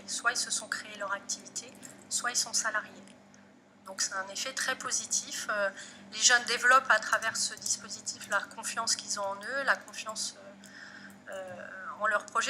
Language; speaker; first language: French; native; French